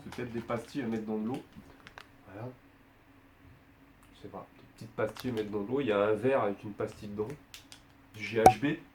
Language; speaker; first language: French; native; French